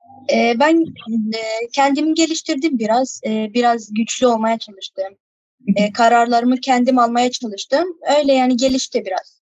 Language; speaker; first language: Turkish; early bilingual, other home language; Arabic